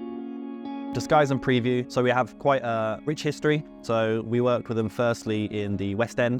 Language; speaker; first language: English; native; English